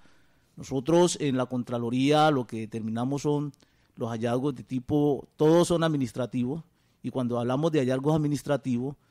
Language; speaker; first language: Spanish; native; Spanish